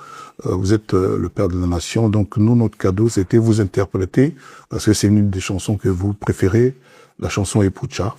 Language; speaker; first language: French; non-native, local second language; Lingala